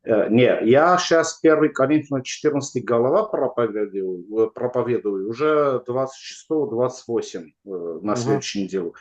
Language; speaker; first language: Russian; non-native, learner; Armenian